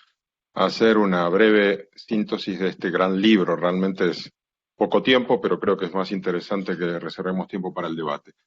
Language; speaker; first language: Spanish; native; Spanish